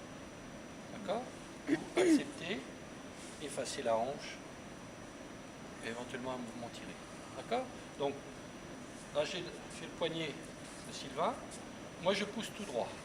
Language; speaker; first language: French; native; French